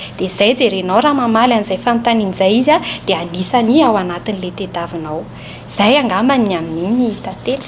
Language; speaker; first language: Malagasy; native; Malagasy